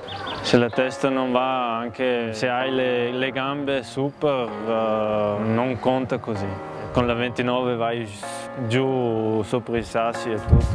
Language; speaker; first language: Italian; non-native, local second language; German